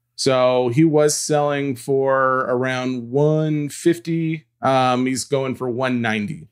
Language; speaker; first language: English; native; English